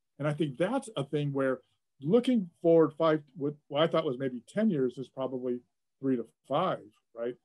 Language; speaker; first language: English; native; English